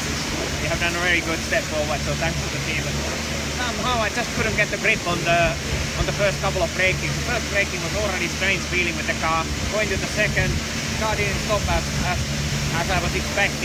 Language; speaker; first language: English; non-native, fluent; Finnish